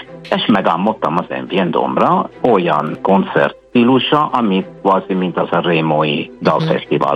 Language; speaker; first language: Hungarian; non-native, fluent; Italian